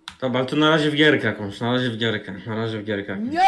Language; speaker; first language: Polish; native; Polish